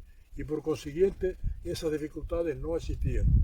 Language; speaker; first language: Spanish; native; Spanish